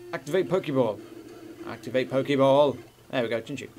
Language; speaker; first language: English; native; English